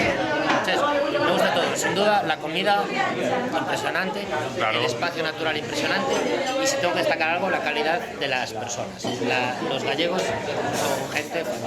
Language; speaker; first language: Spanish; native; Spanish